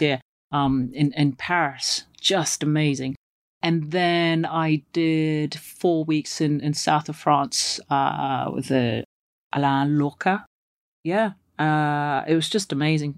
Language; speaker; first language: English; native; English